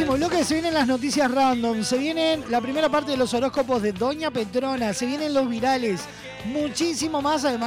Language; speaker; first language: Spanish; native; Spanish